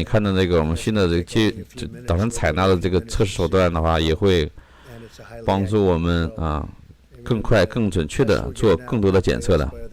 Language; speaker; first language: Chinese; native; Chinese